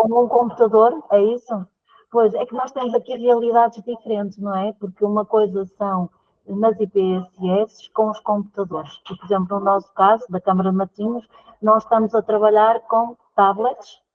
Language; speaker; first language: Portuguese; native; Portuguese